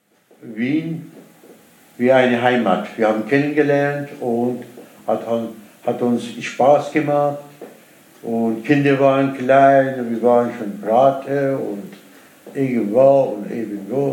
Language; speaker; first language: German; non-native, learner; Persian